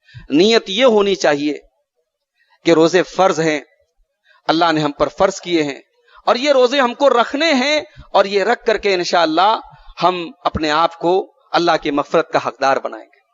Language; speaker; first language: Urdu; native; Urdu